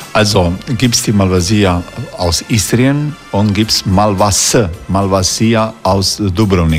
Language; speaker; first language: German; non-native, learner; Croatian